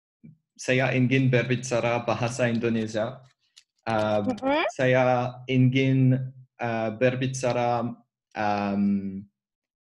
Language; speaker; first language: Indonesian; non-native, learner; French